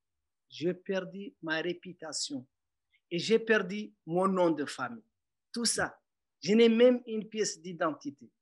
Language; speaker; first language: French; non-native, local second language; Arabic